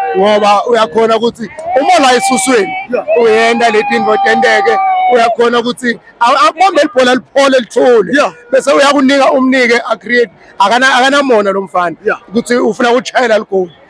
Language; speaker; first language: Zulu; non-native, local second language; Swati